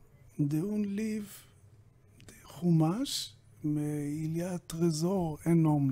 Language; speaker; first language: French; non-native, learner; Hebrew